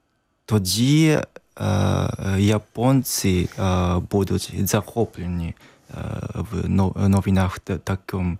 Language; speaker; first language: Ukrainian; non-native, learner; Japanese